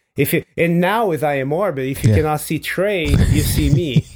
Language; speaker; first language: English; non-native, fluent; Portuguese